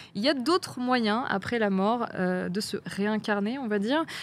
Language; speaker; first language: French; native; French